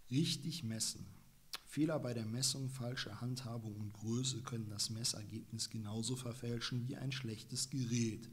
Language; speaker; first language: German; native; German